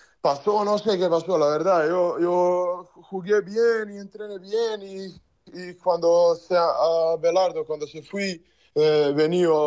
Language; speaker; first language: Spanish; non-native, learner; Serbian